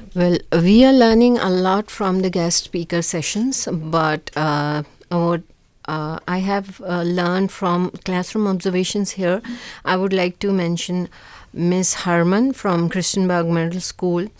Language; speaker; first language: English; non-native, local second language; Urdu